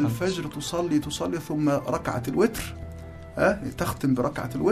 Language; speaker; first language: Arabic; native; Arabic